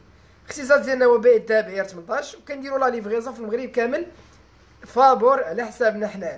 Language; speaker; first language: Arabic; native; Arabic